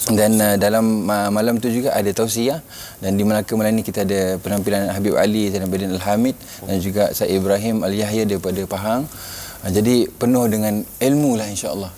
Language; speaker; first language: Malay; native; Malay